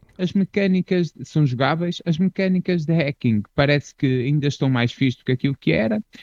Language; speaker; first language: Portuguese; native; Portuguese